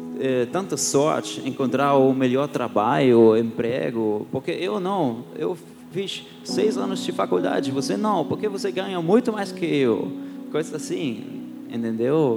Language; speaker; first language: Portuguese; non-native, fluent; German